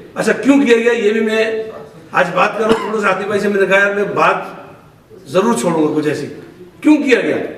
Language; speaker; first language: Urdu; native; Urdu